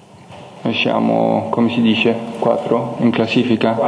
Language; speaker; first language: Italian; non-native, learner; Danish